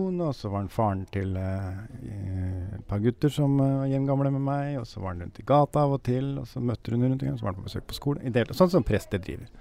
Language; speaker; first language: Norwegian; native; Norwegian